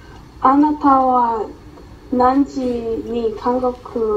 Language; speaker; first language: Japanese; non-native, learner; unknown